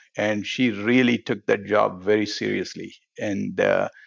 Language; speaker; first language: English; non-native, local second language; Telugu